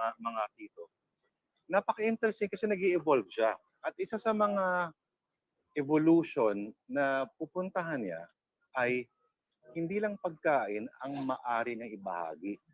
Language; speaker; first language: Filipino; non-native, local second language; Cebuano